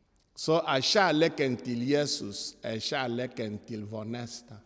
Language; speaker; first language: Swedish; non-native, fluent; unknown